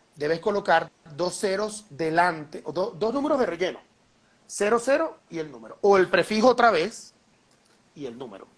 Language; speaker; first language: Spanish; native; Spanish